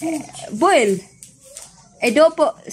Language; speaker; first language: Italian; non-native, learner; Filipino